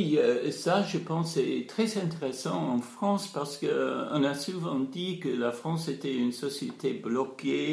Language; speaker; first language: French; non-native, fluent; English